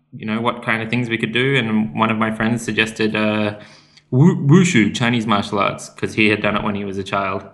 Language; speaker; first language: English; native; English